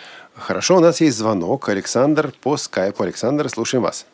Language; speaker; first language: Russian; native; Russian